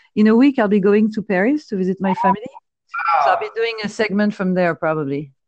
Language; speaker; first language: English; non-native, fluent; French